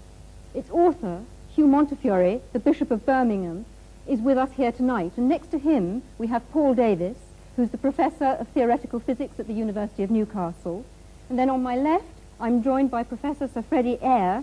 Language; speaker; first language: English; native; English